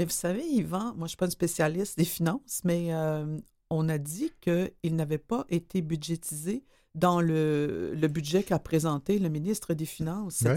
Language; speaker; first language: French; native; French